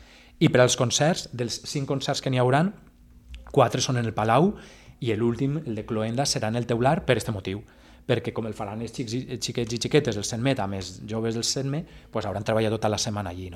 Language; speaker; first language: Catalan; native; Catalan